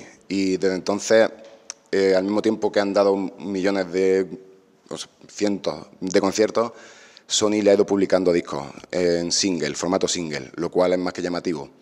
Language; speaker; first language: Spanish; native; Spanish